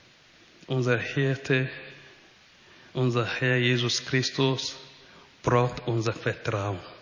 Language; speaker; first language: German; non-native, fluent; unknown